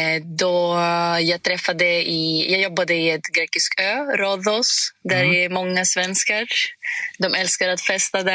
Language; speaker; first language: Swedish; non-native, fluent; Greek